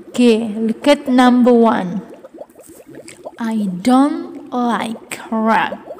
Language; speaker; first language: English; non-native, fluent; Indonesian